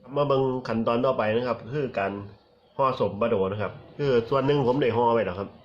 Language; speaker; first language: Thai; non-native, local second language; Northeastern Thai